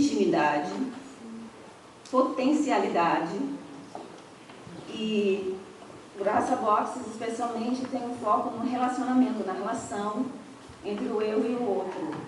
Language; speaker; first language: Portuguese; non-native, fluent; English